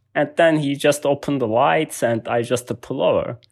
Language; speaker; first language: English; non-native, learner; Turkish